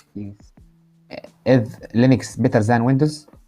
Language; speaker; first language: English; non-native, learner; Arabic